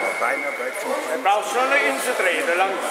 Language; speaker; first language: German; native; German